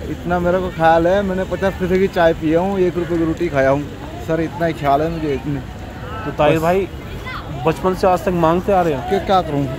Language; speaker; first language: Hindi; native; Hindi